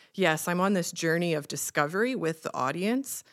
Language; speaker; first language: English; native; English